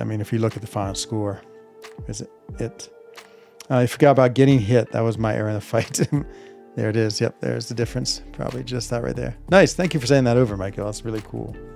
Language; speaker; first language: English; native; English